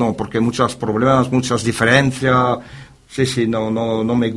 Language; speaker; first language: Spanish; non-native, learner; French